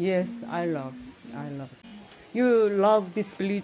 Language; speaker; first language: English; non-native, learner; Korean